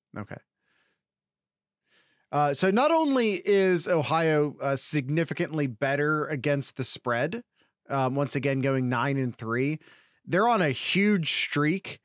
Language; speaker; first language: English; native; English